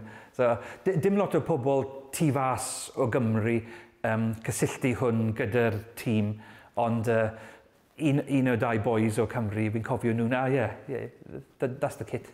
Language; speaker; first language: Welsh; non-native, learner; English